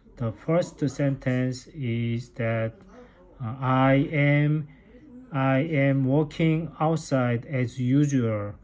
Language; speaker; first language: English; non-native, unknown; Korean